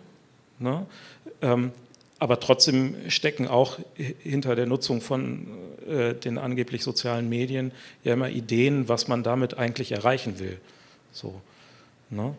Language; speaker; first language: German; native; German